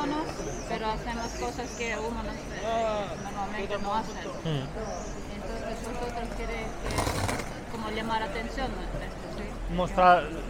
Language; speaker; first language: Spanish; non-native, learner; Latvian